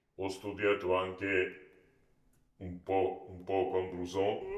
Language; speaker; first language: Italian; non-native, learner; Georgian